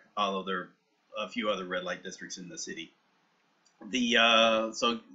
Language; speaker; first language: English; native; English